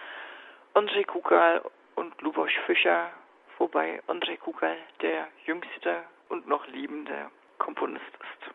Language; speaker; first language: German; native; German